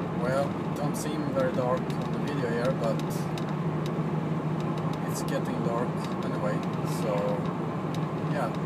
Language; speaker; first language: English; non-native, fluent; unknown